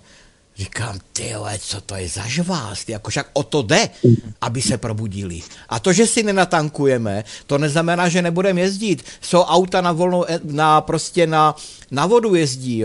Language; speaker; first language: Czech; native; Czech